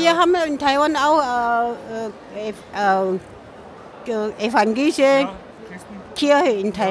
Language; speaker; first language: German; non-native, fluent; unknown